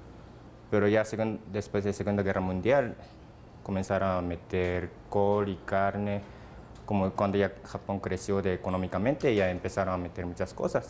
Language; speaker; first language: Spanish; non-native, fluent; Japanese